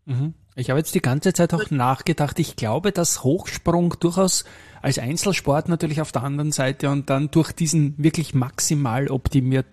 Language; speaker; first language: German; native; German